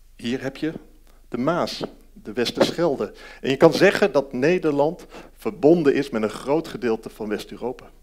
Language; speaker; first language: Dutch; early bilingual, heritage; Dutch